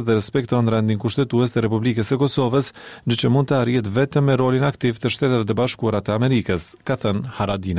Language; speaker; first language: Albanian; native; Albanian